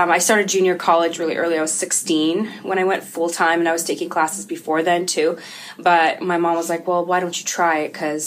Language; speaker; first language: English; early bilingual, other home language; Russian